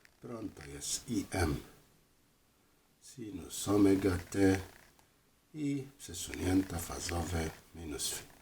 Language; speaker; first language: Polish; non-native, learner; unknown